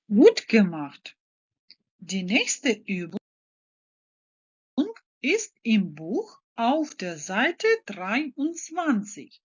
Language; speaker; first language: German; non-native, fluent; Ukrainian